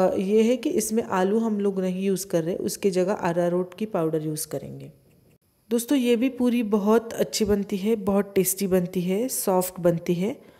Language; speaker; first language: Hindi; non-native, local second language; Marathi